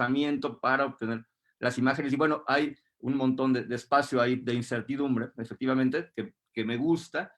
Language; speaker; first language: Spanish; native; Spanish